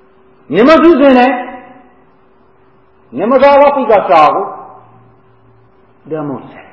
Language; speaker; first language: Hungarian; non-native, fluent; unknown